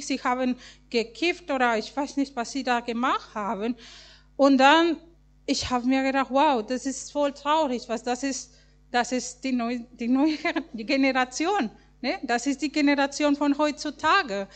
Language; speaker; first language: German; non-native, fluent; Spanish